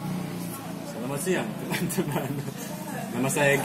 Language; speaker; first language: Indonesian; non-native, learner; English